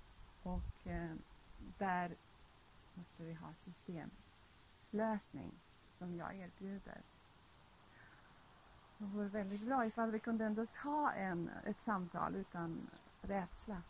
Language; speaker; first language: Swedish; non-native, fluent; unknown